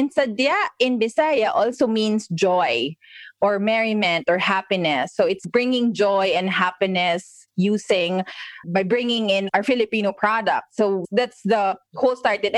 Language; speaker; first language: English; non-native, local second language; Filipino